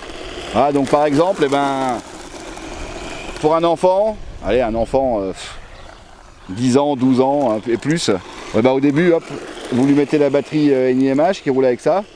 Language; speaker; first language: French; native; French